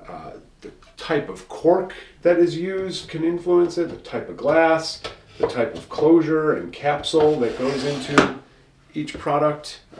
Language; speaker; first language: English; native; English